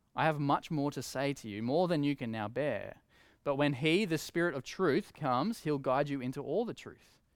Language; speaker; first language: English; native; English